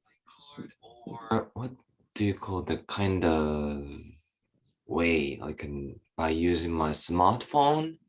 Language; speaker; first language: English; non-native, learner; Japanese